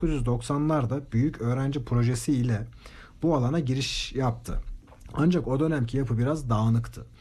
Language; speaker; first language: Turkish; native; Turkish